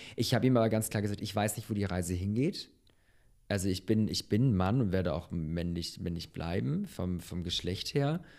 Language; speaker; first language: German; early bilingual, other home language; Bosnian